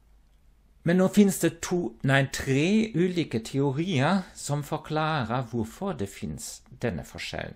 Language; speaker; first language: Norwegian; non-native, fluent; German